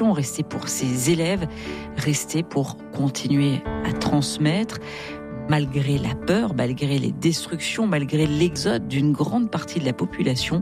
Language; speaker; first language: French; native; French